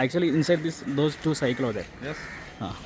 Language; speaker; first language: English; non-native, learner; Malayalam